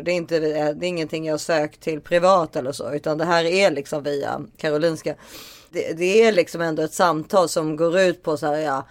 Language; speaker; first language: Swedish; native; Swedish